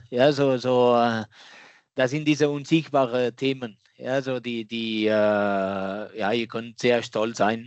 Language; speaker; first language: German; non-native, fluent; Catalan